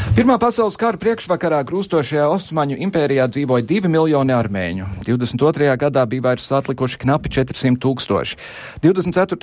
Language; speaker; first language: Latvian; early bilingual, heritage; Latvian